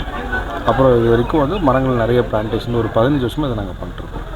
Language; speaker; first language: Tamil; native; Tamil